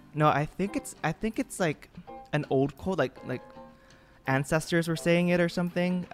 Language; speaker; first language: English; non-native, fluent; Vietnamese